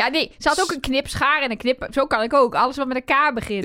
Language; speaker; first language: Dutch; native; Dutch